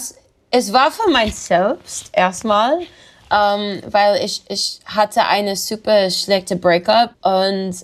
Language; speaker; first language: German; non-native, learner; English